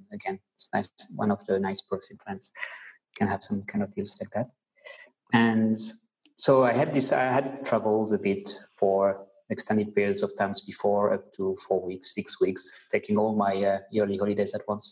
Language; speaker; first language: English; non-native, fluent; French